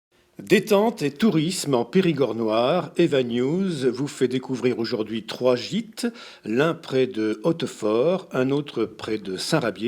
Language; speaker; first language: French; native; French